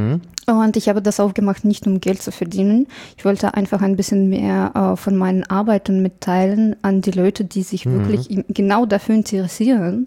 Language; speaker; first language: German; non-native, fluent; English